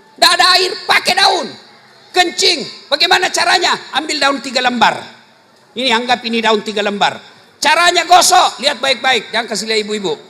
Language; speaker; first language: Indonesian; native; Indonesian